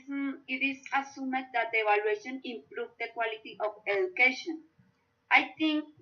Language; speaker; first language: English; non-native, learner; Spanish